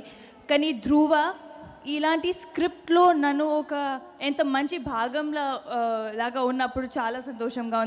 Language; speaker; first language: Telugu; non-native, learner; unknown